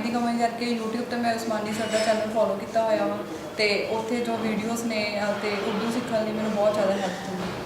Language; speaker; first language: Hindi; non-native, local second language; Punjabi